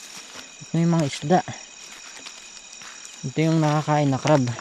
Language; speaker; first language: Filipino; native; Filipino